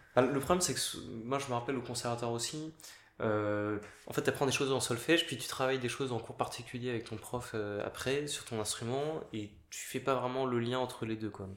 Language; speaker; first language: French; native; French